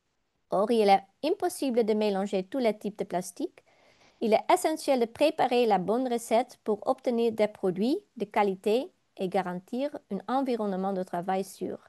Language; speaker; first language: French; non-native, learner; Dutch